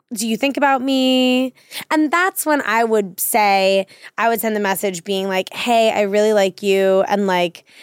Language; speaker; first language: English; native; English